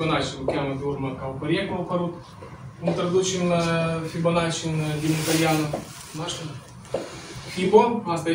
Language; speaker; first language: Romanian; non-native, local second language; Russian